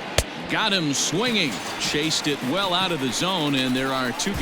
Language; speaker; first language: English; native; English